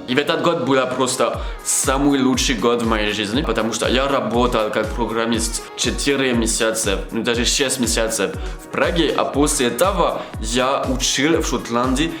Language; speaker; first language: Russian; non-native, learner; French